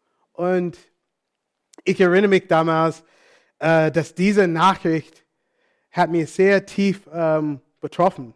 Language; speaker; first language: German; non-native, fluent; English